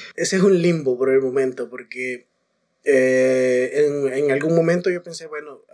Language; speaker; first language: Spanish; native; Spanish